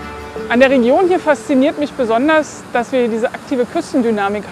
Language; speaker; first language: German; native; German